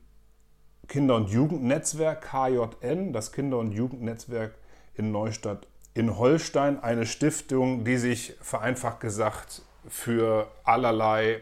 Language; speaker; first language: German; native; German